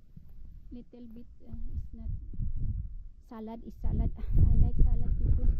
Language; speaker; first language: English; non-native, learner; Filipino